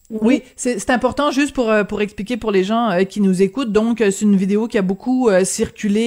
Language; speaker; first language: French; native; French